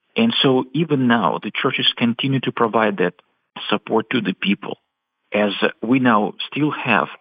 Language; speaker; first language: English; non-native, fluent; Russian